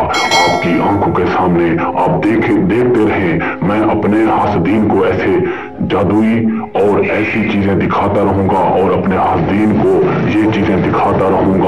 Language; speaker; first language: Urdu; native; Urdu